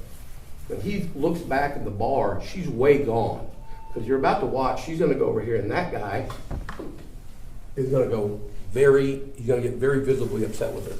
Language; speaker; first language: English; native; English